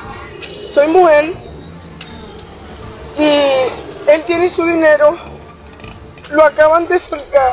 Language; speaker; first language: Spanish; native; Spanish